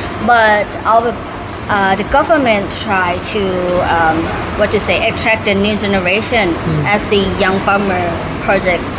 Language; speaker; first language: English; non-native, learner; Thai